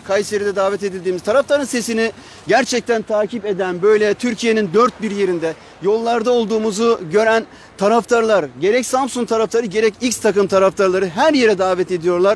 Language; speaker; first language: Turkish; native; Turkish